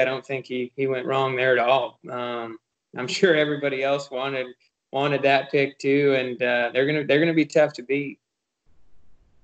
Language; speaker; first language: English; native; English